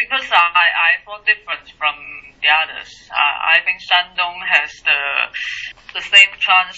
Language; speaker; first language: English; non-native, learner; Chinese